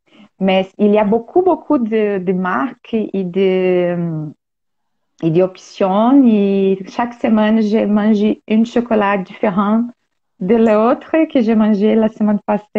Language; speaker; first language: French; non-native, learner; Portuguese